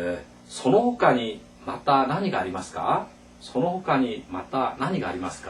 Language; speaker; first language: Japanese; non-native, fluent; Korean